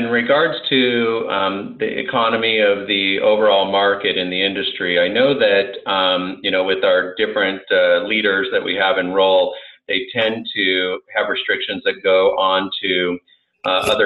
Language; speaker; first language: English; native; English